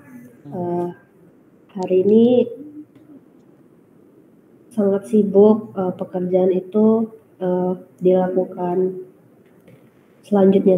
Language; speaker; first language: Indonesian; native; Indonesian